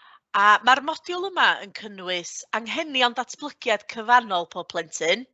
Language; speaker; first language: Welsh; native; Welsh